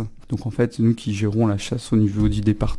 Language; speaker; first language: French; native; French